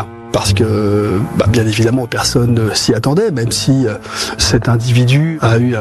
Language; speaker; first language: French; native; French